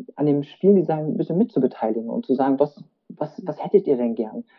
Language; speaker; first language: German; native; German